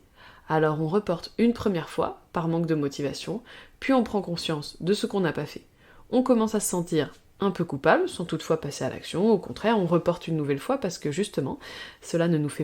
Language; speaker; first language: French; native; French